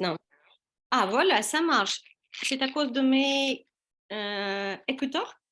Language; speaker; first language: French; non-native, learner; Russian